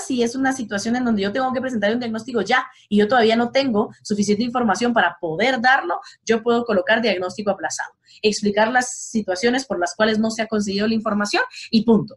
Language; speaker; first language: Spanish; native; Spanish